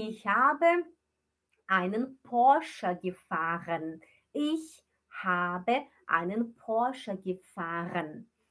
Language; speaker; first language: German; non-native, fluent; Portuguese